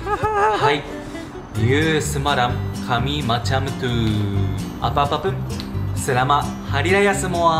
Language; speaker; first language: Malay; non-native, fluent; Japanese